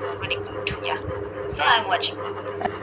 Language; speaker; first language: English; non-native, learner; Bangla